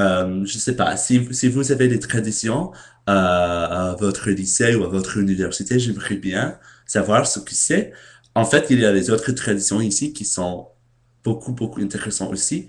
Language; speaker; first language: French; non-native, learner; English